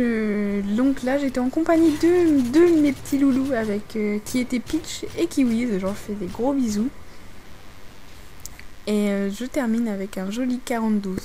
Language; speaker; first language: French; native; French